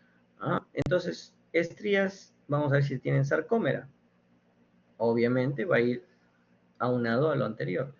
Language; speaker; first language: Spanish; native; Spanish